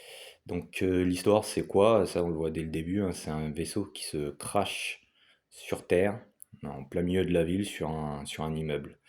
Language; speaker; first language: French; native; French